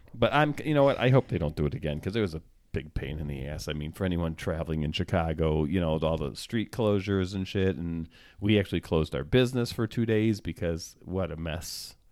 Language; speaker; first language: English; native; English